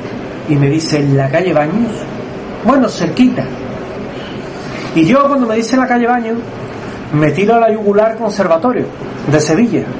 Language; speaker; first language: Spanish; native; Spanish